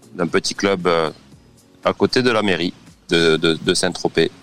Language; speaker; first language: French; native; French